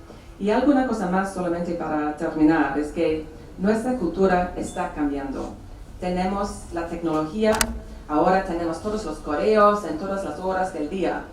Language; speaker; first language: Spanish; non-native, fluent; English